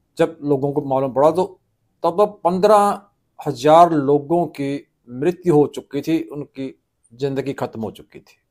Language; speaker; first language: Hindi; non-native, local second language; Punjabi